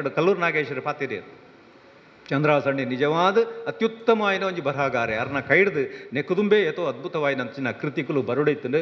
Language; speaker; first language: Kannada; non-native, local second language; Tulu